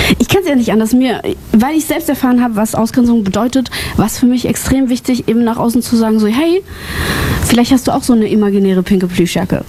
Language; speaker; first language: German; early bilingual, other home language; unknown